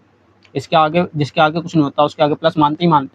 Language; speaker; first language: Hindi; native; Hindi